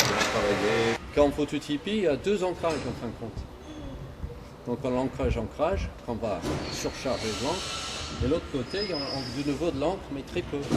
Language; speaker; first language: French; native; French